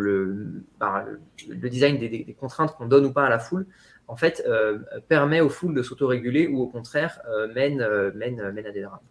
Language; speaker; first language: French; native; French